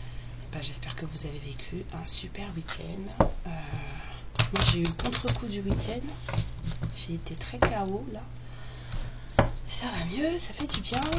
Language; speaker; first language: French; native; French